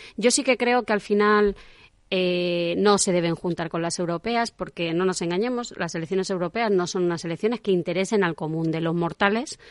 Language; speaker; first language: Spanish; native; Spanish